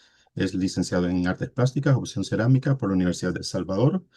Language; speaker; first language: Spanish; native; Spanish